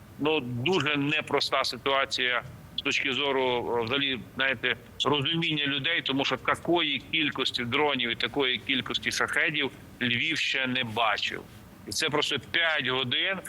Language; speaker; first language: Ukrainian; native; Ukrainian